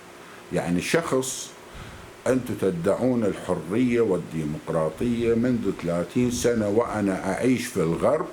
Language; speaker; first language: Arabic; native; Arabic